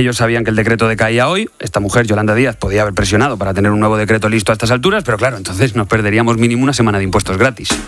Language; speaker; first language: Spanish; native; Spanish